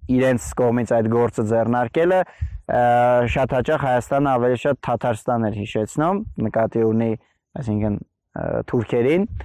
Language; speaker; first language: Armenian; native; Armenian